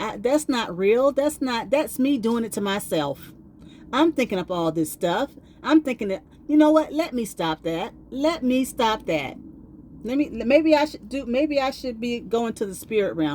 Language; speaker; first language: English; native; English